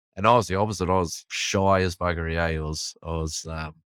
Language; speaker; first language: English; native; English